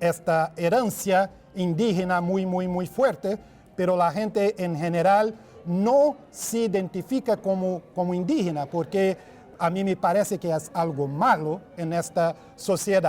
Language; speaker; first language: Spanish; non-native, fluent; Portuguese